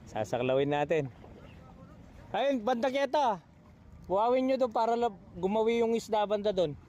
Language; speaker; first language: Filipino; non-native, local second language; Pampanga